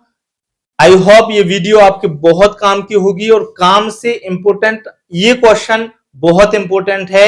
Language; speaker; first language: Hindi; native; Hindi